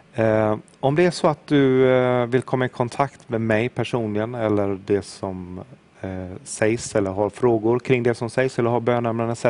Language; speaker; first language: Swedish; native; Swedish